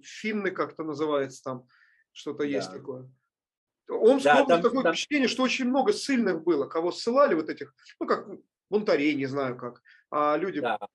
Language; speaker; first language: Russian; native; Russian